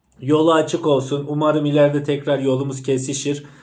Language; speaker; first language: Turkish; native; Turkish